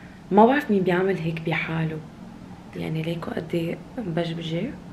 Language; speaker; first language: Arabic; early bilingual, heritage; Arabic